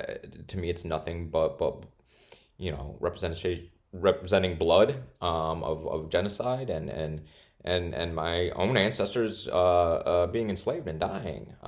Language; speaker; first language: English; native; English